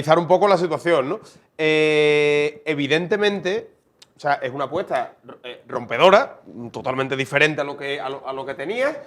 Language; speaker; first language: Spanish; native; Spanish